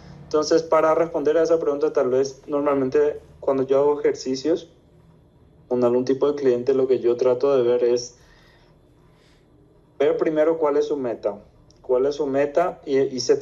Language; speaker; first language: Spanish; native; Spanish